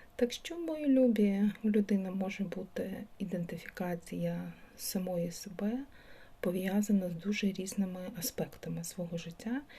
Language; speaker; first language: Ukrainian; non-native, local second language; Russian